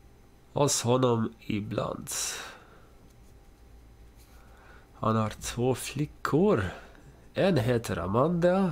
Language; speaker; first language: Swedish; non-native, learner; English